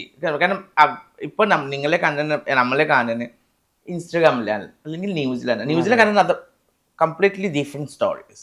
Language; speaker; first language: Malayalam; non-native, fluent; Assamese